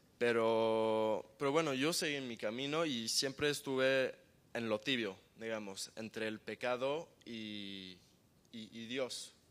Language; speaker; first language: Spanish; early bilingual, heritage; Spanish